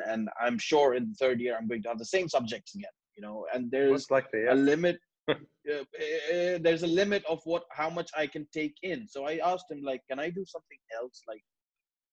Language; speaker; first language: English; non-native, local second language; Urdu